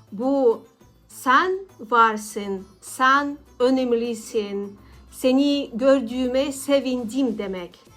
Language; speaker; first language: Turkish; non-native, learner; Russian